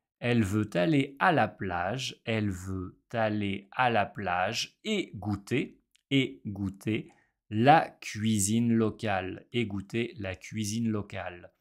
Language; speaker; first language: French; non-native, fluent; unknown